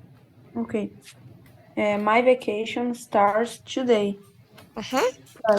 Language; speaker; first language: English; non-native, learner; Portuguese